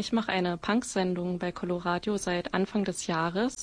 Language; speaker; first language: German; native; German